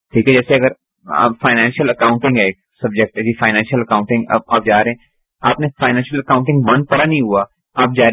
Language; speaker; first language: Urdu; native; Urdu